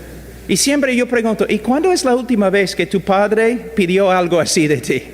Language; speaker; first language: Spanish; non-native, fluent; English